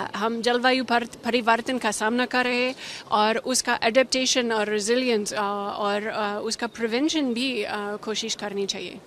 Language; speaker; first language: Hindi; non-native, fluent; English